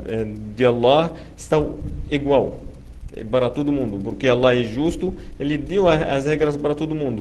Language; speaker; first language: Portuguese; non-native, fluent; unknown